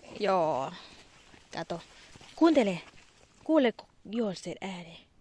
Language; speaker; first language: Finnish; non-native, learner; Thai